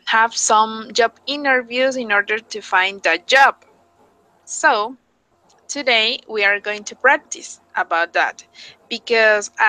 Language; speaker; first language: English; non-native, fluent; Spanish